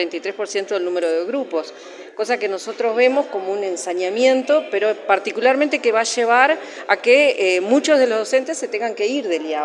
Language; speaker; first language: Spanish; native; Spanish